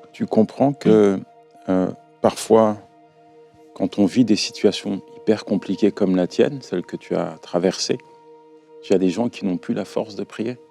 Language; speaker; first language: French; native; French